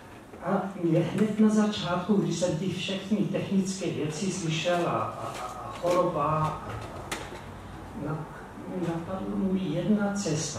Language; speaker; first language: Czech; non-native, fluent; German